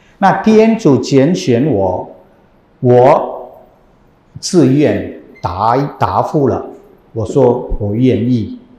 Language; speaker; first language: Chinese; non-native, fluent; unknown